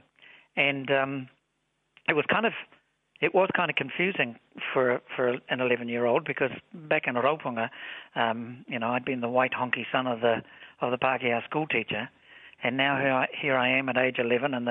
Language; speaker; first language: English; native; English